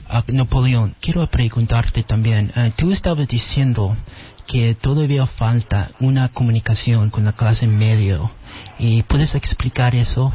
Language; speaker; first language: Spanish; native; Spanish